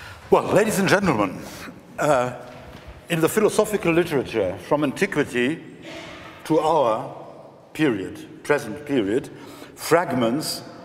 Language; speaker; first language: English; non-native, fluent; German